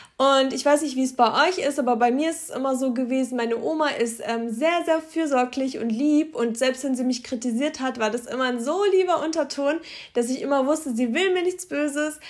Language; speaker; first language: German; early bilingual, other home language; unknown